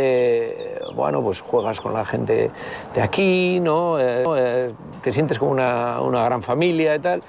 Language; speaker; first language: Spanish; native; Spanish